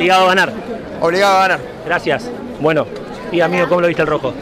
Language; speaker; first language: Spanish; native; Spanish